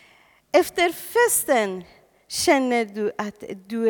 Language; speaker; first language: Swedish; non-native, fluent; Persian